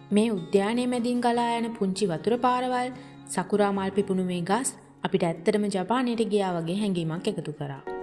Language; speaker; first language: Sinhala; native; Sinhala